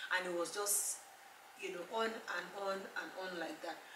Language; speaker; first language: English; non-native, local second language; Yoruba